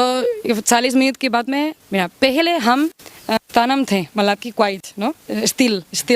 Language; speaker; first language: Hindi; non-native, learner; Spanish